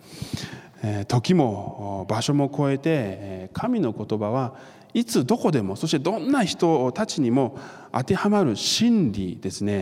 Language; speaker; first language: Japanese; non-native, fluent; Korean